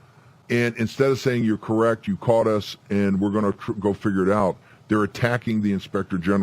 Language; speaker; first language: English; native; English